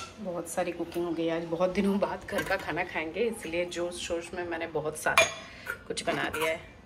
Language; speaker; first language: Hindi; non-native, local second language; Bangla